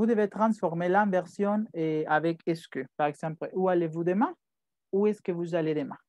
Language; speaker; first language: French; non-native, fluent; Spanish